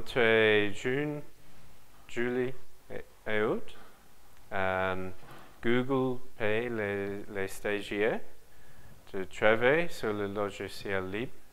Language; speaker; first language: French; non-native, learner; English